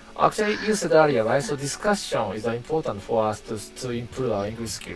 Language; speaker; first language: English; non-native, learner; Japanese